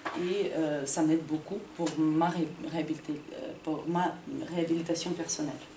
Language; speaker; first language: French; non-native, fluent; Ukrainian